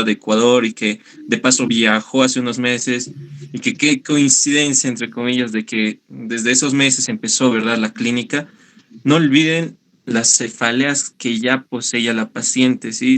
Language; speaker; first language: Spanish; native; Spanish